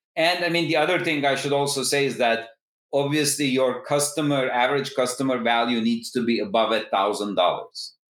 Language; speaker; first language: English; non-native, fluent; Turkish